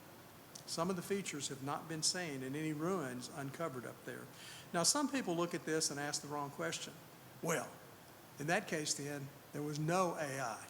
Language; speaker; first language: English; native; English